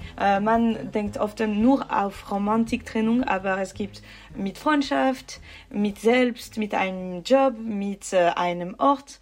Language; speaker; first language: German; non-native, local second language; French